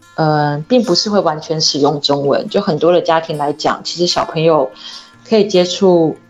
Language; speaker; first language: Chinese; native; Chinese